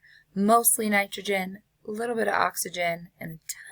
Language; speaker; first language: English; native; English